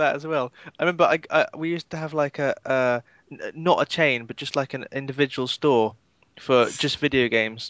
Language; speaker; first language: English; native; English